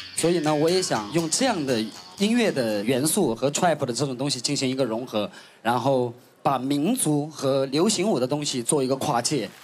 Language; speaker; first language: Chinese; non-native, local second language; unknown